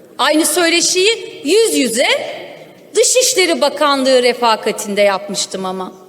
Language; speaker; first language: Turkish; non-native, local second language; Kurdish